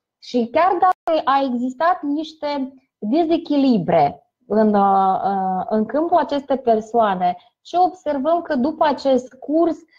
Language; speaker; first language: Romanian; non-native, fluent; Russian